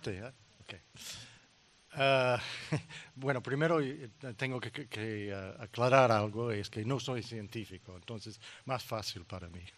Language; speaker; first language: Spanish; non-native, learner; English